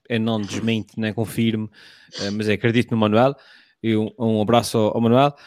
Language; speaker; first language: Portuguese; native; Portuguese